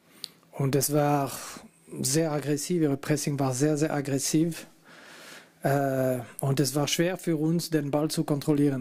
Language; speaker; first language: German; non-native, fluent; French